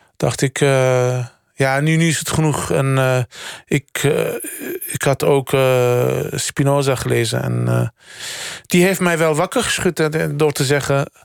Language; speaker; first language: Dutch; early bilingual, other home language; Turkish